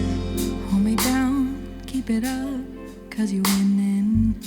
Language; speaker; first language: English; native; English